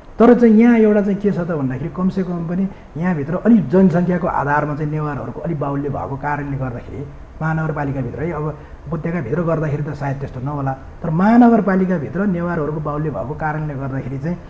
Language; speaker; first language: Nepali; non-native, local second language; Newari